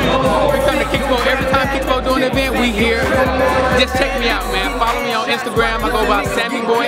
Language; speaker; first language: English; native; English